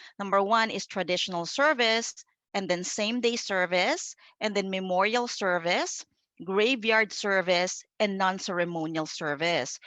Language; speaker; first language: English; non-native, local second language; Filipino